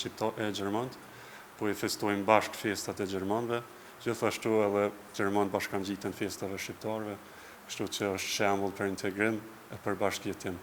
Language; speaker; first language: Albanian; native; Albanian